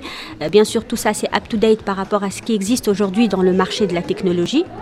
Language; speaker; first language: French; non-native, local second language; Arabic